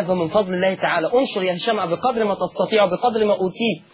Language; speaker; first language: Arabic; native; Arabic